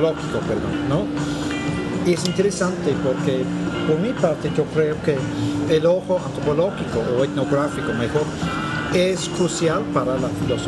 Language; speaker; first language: Spanish; non-native, fluent; English